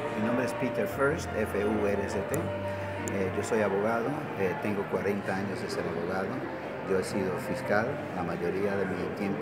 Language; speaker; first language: Spanish; non-native, learner; English